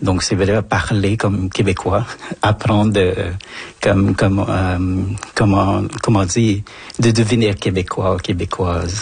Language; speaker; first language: French; non-native, fluent; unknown